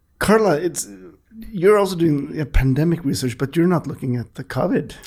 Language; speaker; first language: English; non-native, fluent; Norwegian